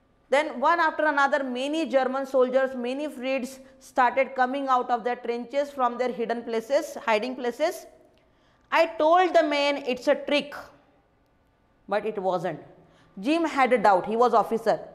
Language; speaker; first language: English; non-native, local second language; Hindi